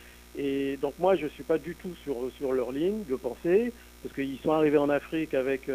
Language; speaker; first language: French; native; French